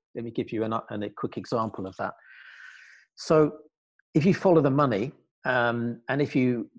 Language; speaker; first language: English; native; English